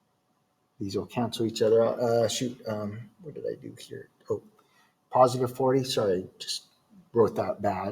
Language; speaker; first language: English; native; English